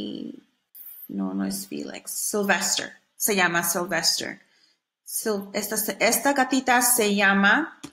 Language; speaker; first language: Spanish; non-native, fluent; English